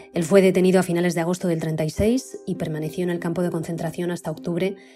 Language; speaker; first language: Spanish; native; Spanish